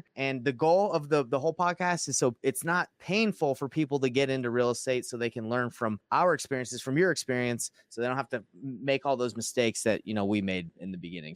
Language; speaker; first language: English; native; English